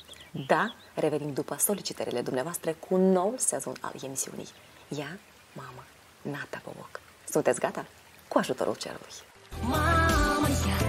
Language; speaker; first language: Romanian; native; Romanian